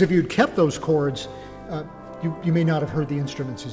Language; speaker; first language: English; native; English